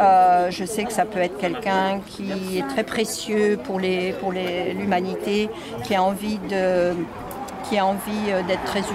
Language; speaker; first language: French; native; French